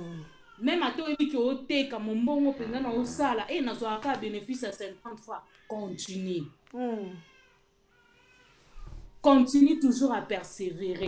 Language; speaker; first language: French; non-native, local second language; Lingala